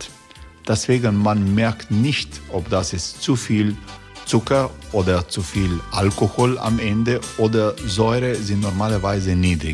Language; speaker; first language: German; non-native, learner; Croatian